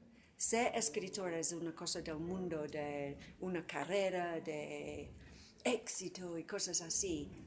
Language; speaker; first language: Spanish; non-native, fluent; English